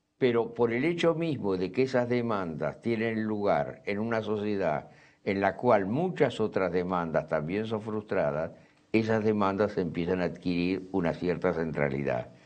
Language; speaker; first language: Spanish; native; Spanish